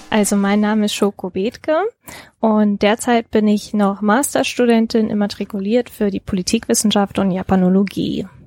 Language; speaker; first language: German; early bilingual, other home language; Japanese